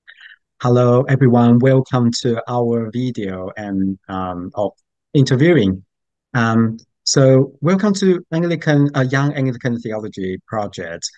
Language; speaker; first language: English; non-native, fluent; Chinese